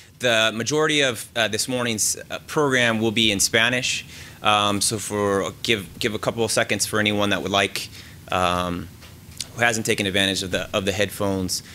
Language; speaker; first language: English; native; English